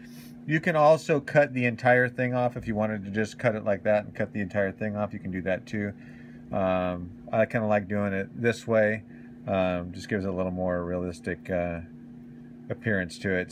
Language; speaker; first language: English; native; English